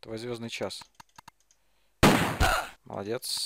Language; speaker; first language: Russian; native; Russian